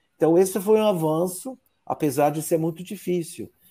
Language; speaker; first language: Portuguese; non-native, fluent; English